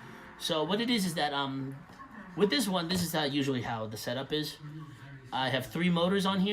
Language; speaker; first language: English; native; English